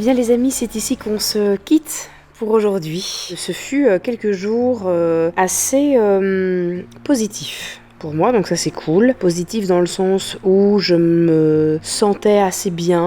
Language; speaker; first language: French; native; French